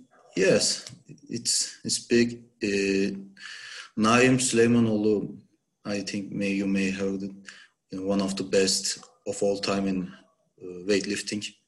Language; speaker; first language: English; non-native, learner; Turkish